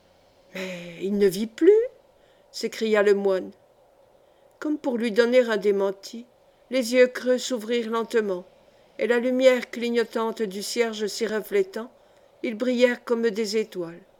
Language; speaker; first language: French; native; French